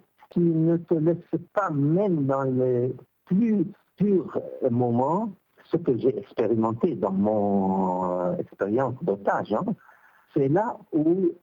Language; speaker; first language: French; non-native, local second language; Arabic